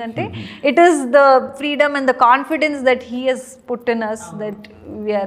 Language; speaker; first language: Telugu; non-native, learner; Kannada